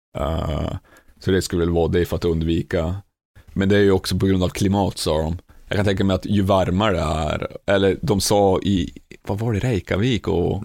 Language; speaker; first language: Swedish; native; Swedish